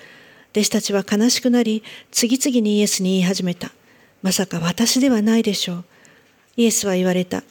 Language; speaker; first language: Japanese; native; Japanese